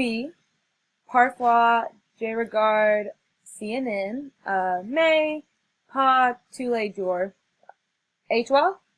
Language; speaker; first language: French; non-native, learner; English